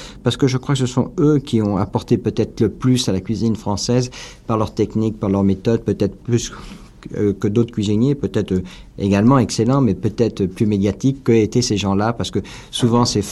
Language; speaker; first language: French; native; French